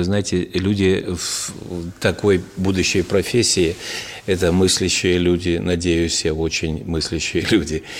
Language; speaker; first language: Russian; native; Russian